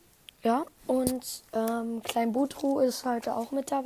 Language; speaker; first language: German; native; German